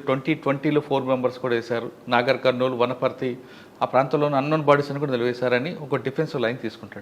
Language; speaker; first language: Telugu; native; Telugu